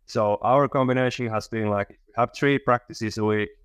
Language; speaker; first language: English; non-native, fluent; Finnish